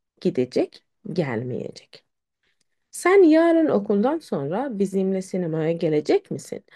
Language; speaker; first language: Turkish; non-native, fluent; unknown